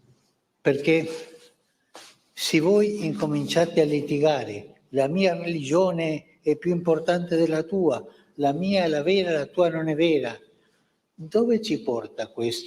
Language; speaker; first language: Italian; non-native, fluent; Spanish